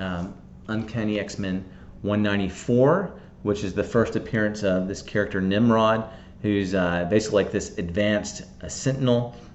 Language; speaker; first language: English; native; English